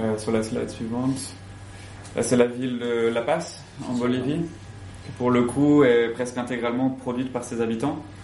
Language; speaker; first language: French; native; French